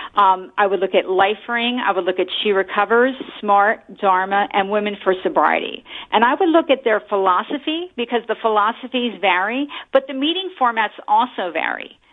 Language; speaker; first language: English; native; English